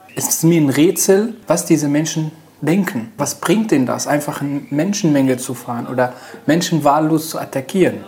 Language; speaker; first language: German; non-native, fluent; Arabic